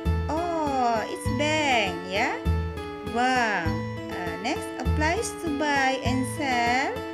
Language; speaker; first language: English; non-native, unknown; Indonesian